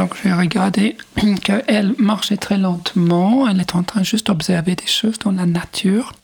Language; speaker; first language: French; non-native, fluent; English